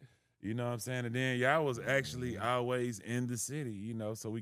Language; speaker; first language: English; native; English